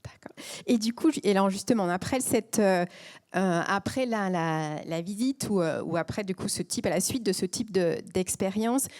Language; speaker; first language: French; native; French